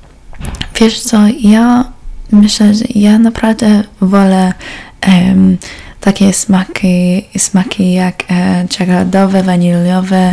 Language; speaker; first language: Polish; early bilingual, heritage; Polish